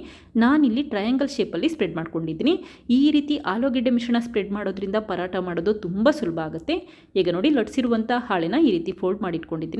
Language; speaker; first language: Kannada; native; Kannada